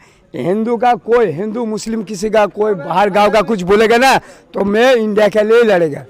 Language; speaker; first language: Hindi; non-native, local second language; Bangla